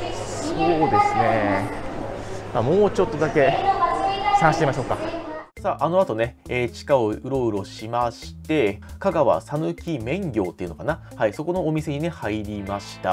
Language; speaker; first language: Japanese; native; Japanese